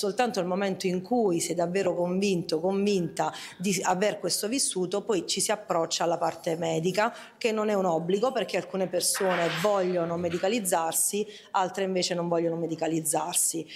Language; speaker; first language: Italian; native; Italian